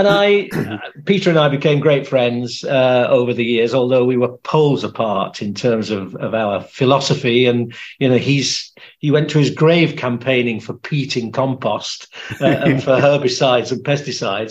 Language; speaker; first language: English; native; English